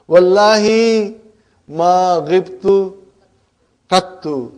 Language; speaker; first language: Arabic; non-native, fluent; English